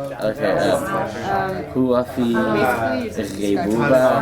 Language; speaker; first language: Arabic; non-native, learner; English